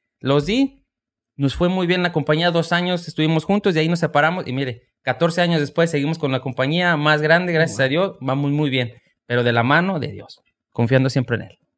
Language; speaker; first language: Spanish; native; Spanish